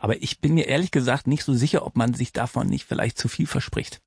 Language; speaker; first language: German; native; German